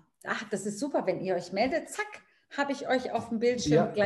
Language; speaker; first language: German; native; German